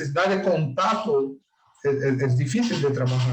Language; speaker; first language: Spanish; non-native, learner; Portuguese